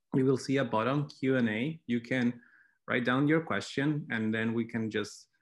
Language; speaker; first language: English; non-native, fluent; Spanish